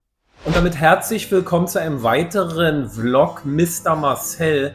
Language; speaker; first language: German; native; German